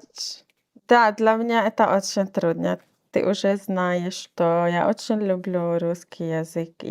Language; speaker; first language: Russian; non-native, learner; Arabic